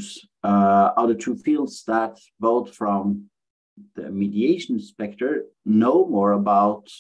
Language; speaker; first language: English; non-native, fluent; Norwegian